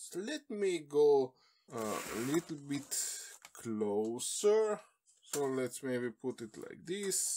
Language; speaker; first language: English; non-native, fluent; Slovenian